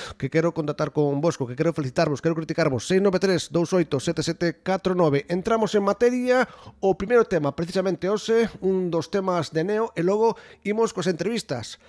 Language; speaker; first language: Galician; native; Galician